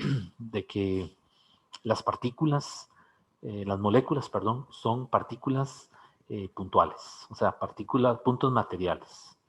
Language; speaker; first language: Spanish; native; Spanish